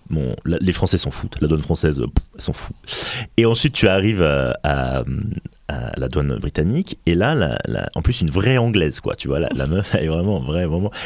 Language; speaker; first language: French; native; French